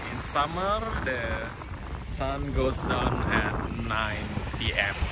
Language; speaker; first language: English; non-native, learner; Indonesian